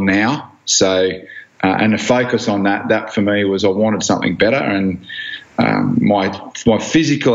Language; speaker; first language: English; native; English